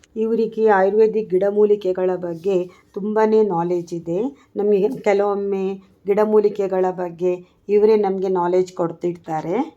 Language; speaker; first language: Kannada; non-native, local second language; Tulu